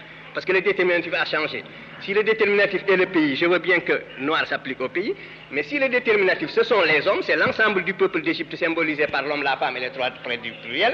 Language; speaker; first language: French; non-native, local second language; Wolof